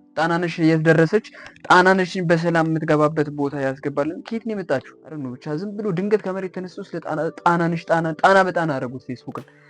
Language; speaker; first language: Amharic; native; Amharic